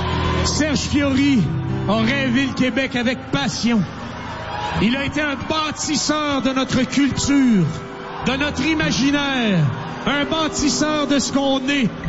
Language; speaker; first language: French; native; French